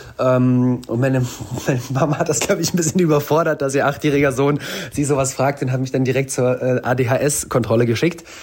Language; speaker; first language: German; early bilingual, other home language; Russian